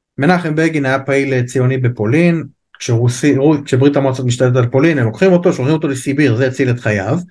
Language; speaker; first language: Hebrew; native; Hebrew